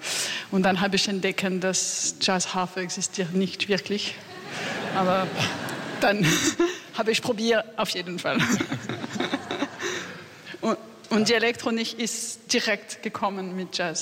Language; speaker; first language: German; non-native, learner; French